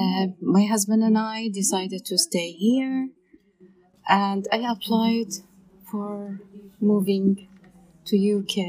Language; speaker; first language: English; non-native, learner; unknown